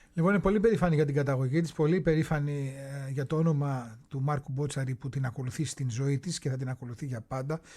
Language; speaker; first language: Greek; native; Greek